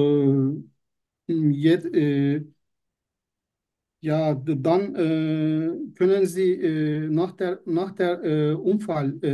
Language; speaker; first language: German; non-native, learner; Turkish